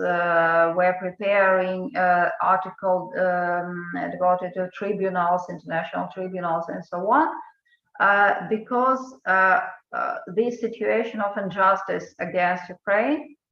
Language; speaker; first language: English; non-native, fluent; Ukrainian